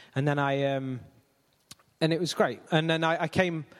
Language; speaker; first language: English; native; English